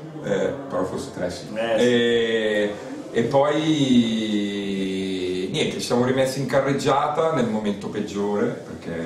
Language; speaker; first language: Italian; native; Italian